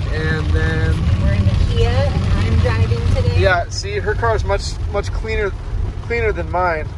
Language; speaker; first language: English; native; English